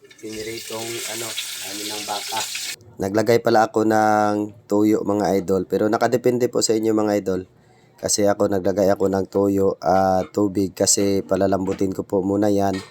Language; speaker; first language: Filipino; non-native, local second language; Cebuano